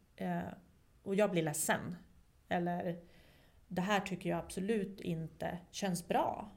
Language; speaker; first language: Swedish; non-native, fluent; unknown